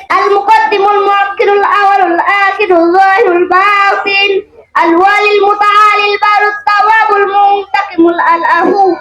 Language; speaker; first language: Arabic; non-native, learner; Bangla